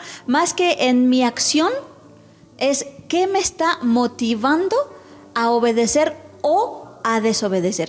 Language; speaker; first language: Spanish; native; Spanish